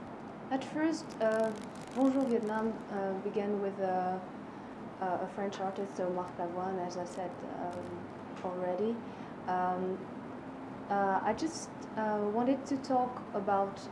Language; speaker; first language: English; non-native, fluent; French